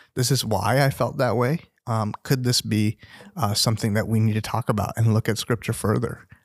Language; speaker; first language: English; native; English